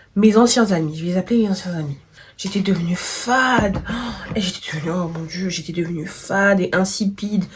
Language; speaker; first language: French; native; French